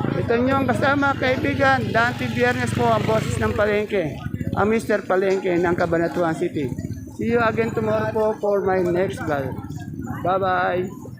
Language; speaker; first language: Filipino; native; Filipino